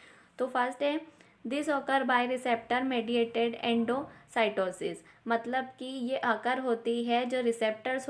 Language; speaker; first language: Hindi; native; Hindi